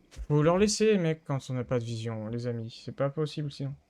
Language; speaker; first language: French; native; French